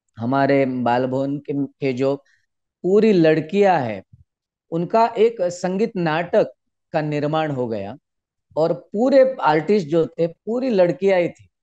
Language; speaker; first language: Hindi; non-native, local second language; Konkani